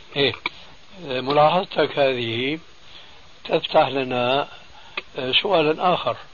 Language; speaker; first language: Arabic; early bilingual, other home language; Albanian